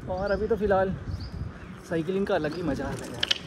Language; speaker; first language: Hindi; native; Hindi